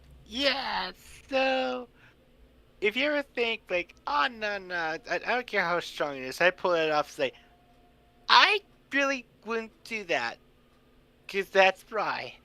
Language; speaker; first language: English; native; English